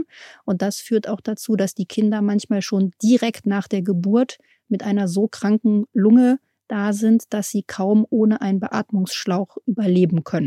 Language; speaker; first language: German; native; German